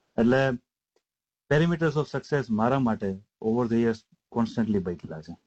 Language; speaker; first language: Gujarati; native; Gujarati